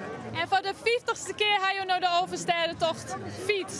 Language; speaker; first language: Dutch; non-native, local second language; Western Frisian